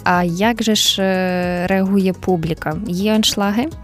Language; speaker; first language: Ukrainian; native; Ukrainian